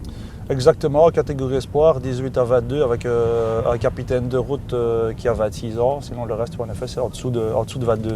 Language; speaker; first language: French; native; French